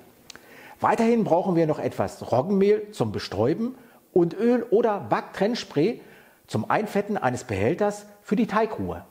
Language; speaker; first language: German; native; German